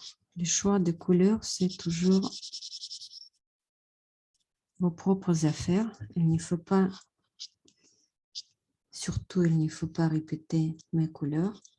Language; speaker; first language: French; non-native, fluent; Russian